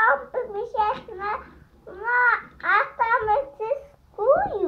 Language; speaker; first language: Russian; native; Russian